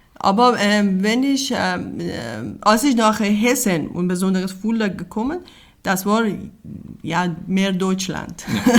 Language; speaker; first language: German; non-native, learner; Persian